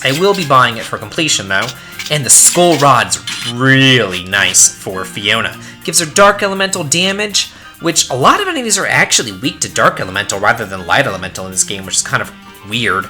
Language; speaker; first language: English; native; English